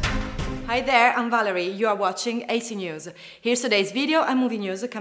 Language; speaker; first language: English; native; English